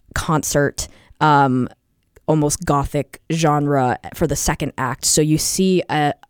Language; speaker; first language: English; native; English